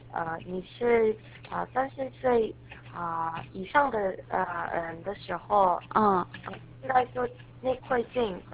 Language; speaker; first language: Chinese; non-native, learner; Korean